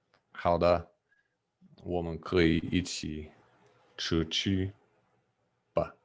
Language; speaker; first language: Chinese; non-native, learner; English